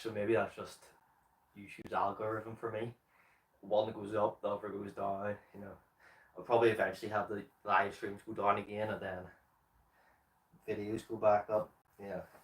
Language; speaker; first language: English; native; English